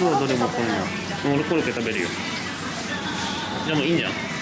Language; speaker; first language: Japanese; native; Japanese